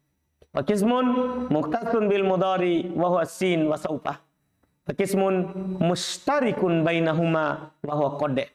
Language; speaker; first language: Arabic; non-native, fluent; Indonesian